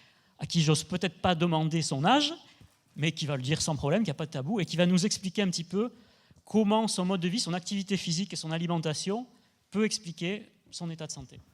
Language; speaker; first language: French; native; French